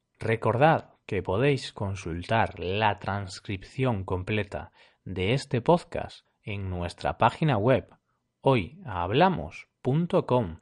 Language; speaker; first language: Spanish; native; Spanish